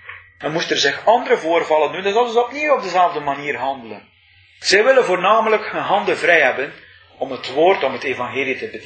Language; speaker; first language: Dutch; native; Dutch